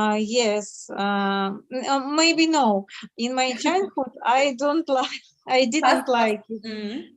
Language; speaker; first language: English; non-native, learner; Russian